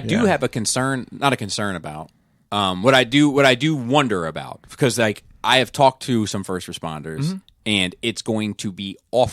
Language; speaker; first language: English; native; English